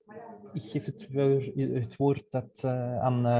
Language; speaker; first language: Dutch; non-native, learner; French